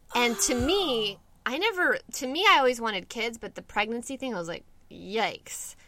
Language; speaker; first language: English; native; English